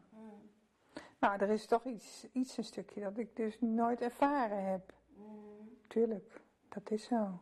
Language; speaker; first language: Dutch; native; Dutch